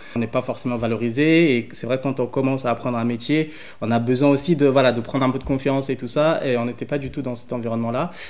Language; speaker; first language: French; early bilingual, other home language; English